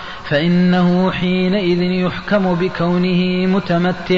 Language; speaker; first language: Arabic; native; Arabic